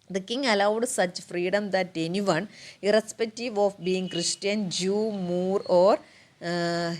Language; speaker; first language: English; non-native, local second language; Malayalam